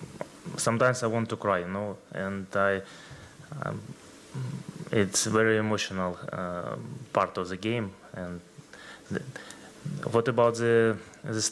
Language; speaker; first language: English; non-native, learner; Ukrainian